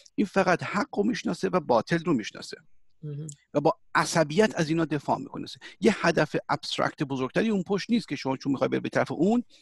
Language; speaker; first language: Persian; early bilingual, heritage; Persian